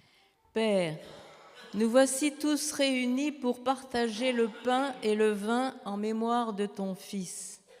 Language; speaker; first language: French; native; French